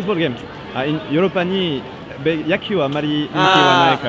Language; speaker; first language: Japanese; non-native, fluent; French